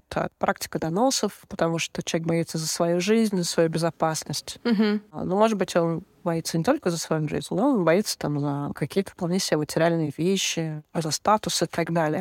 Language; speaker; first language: Russian; native; Russian